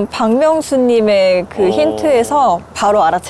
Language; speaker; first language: Korean; native; Korean